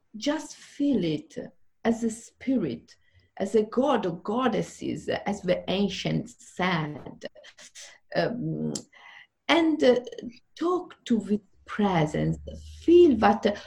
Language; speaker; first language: English; non-native, fluent; Italian